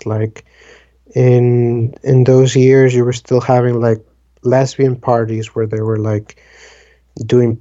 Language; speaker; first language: English; non-native, fluent; Spanish